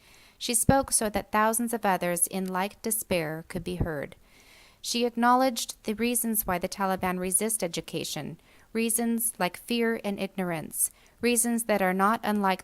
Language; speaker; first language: English; native; English